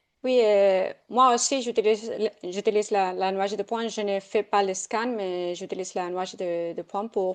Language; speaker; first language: French; non-native, fluent; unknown